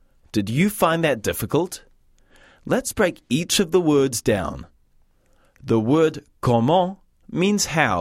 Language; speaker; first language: English; native; English